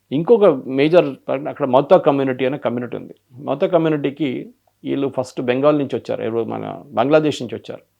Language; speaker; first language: Telugu; non-native, local second language; Malayalam